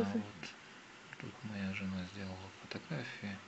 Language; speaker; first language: Russian; native; Russian